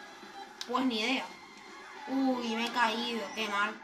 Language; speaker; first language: Spanish; native; Spanish